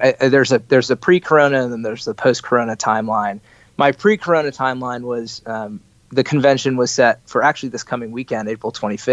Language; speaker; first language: English; native; English